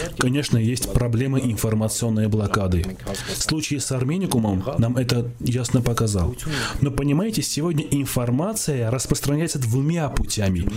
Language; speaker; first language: Russian; non-native, local second language; Armenian